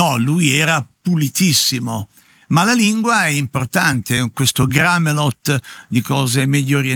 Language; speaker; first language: Italian; native; Italian